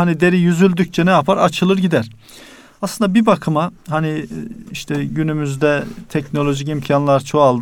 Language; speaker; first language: Turkish; native; Turkish